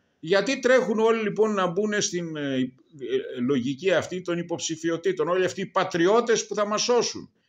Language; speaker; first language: Greek; native; Greek